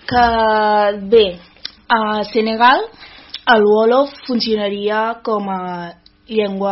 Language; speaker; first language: Catalan; early bilingual, other home language; Wolof